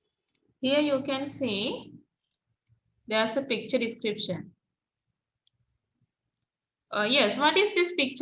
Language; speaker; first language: English; non-native, fluent; Sinhala